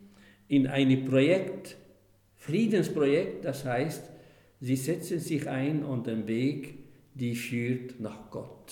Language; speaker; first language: German; non-native, fluent; Arabic